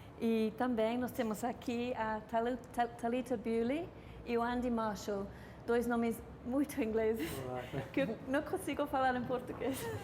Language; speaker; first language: Portuguese; non-native, fluent; English